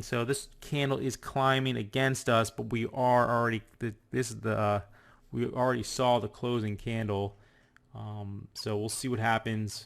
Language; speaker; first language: English; native; English